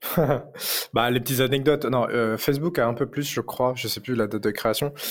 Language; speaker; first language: French; native; French